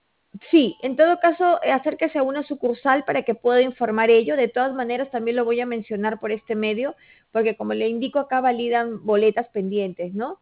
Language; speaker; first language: Spanish; native; Spanish